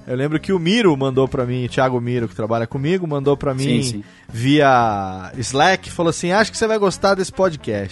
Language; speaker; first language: Portuguese; native; Portuguese